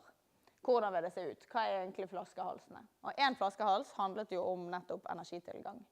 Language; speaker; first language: Norwegian; native; Norwegian